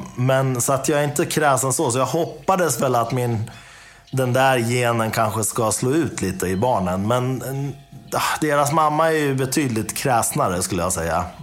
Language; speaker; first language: Swedish; early bilingual, other home language; Persian